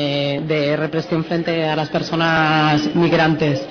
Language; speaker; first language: Spanish; native; Spanish